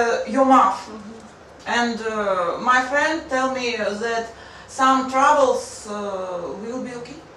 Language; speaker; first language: English; non-native, learner; Russian